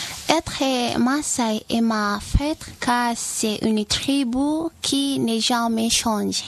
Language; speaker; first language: French; non-native, learner; Masai